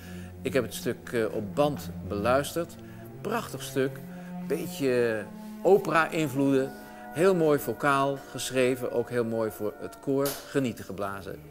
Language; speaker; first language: Dutch; native; Dutch